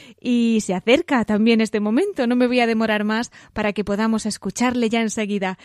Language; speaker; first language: Spanish; native; Spanish